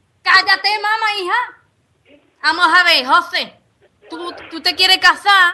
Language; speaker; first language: Spanish; native; Spanish